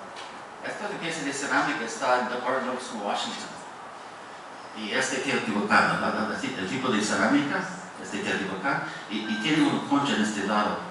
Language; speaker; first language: Spanish; non-native, fluent; English